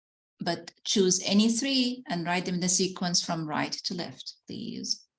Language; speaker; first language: English; non-native, fluent; Arabic